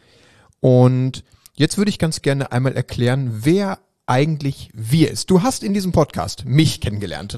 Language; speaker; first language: German; native; German